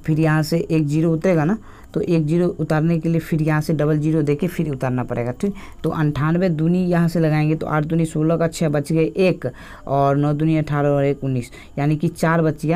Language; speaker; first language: Hindi; native; Hindi